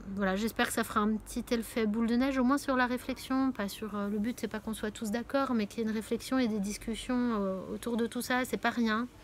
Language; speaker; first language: French; native; French